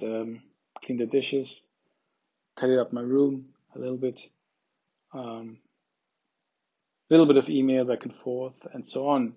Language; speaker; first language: English; non-native, fluent; German